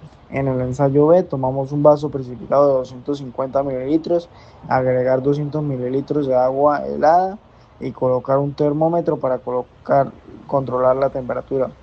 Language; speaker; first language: Spanish; native; Spanish